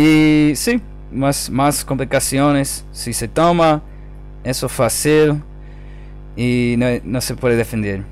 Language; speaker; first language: Spanish; non-native, fluent; English